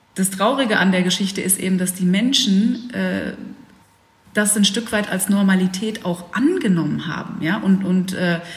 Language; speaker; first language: German; early bilingual, other home language; Dutch